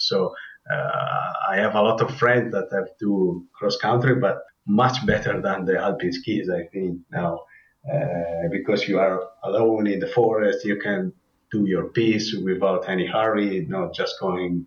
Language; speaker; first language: English; non-native, learner; Italian